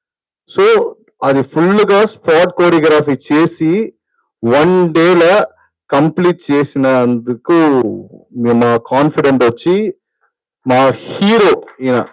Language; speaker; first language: Telugu; non-native, learner; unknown